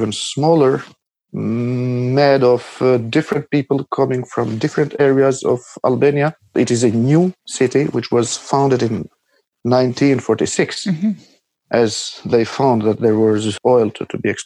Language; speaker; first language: English; non-native, fluent; Albanian